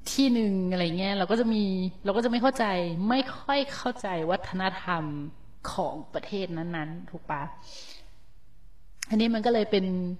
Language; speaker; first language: Thai; native; Thai